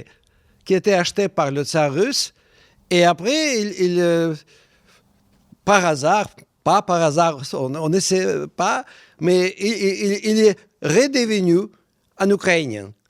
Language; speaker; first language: French; non-native, fluent; Russian